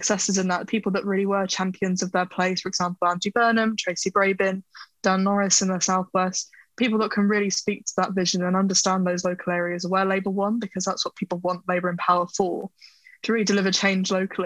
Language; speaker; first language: English; native; English